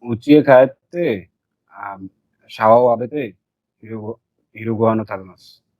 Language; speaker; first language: Japanese; non-native, learner; Bangla